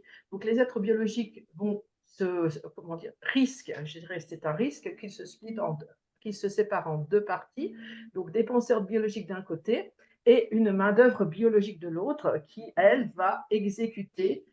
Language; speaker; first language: French; native; French